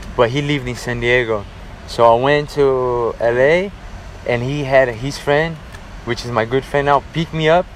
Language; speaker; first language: English; non-native, fluent; Portuguese